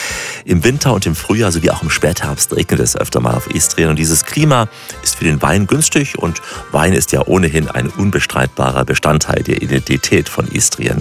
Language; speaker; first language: German; native; German